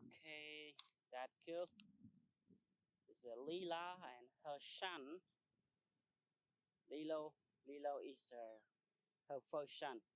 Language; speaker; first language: English; non-native, learner; Khmer